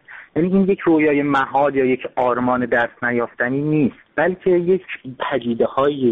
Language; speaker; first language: Persian; native; Persian